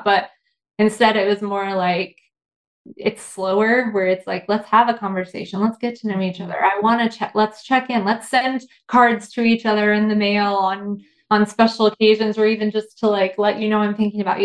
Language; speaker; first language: English; native; English